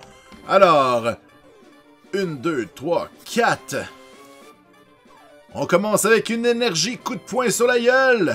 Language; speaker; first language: French; native; French